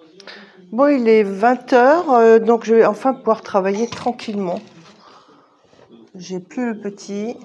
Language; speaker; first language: French; native; French